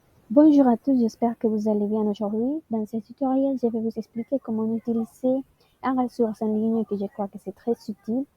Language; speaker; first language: French; non-native, learner; Spanish